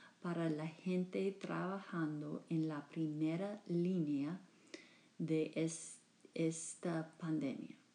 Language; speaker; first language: Spanish; non-native, fluent; English